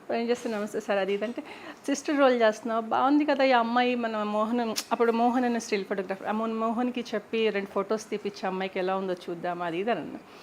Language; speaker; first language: Telugu; native; Telugu